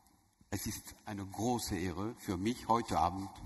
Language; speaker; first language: German; non-native, learner; French